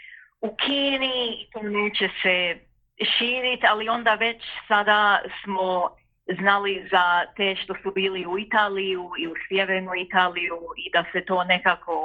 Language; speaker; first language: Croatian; early bilingual, heritage; Croatian